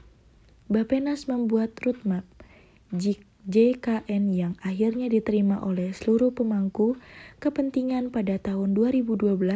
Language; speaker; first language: Indonesian; native; Indonesian